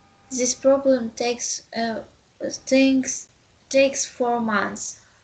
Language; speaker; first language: English; non-native, learner; Russian